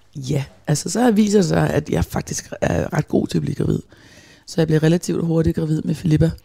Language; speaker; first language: Danish; native; Danish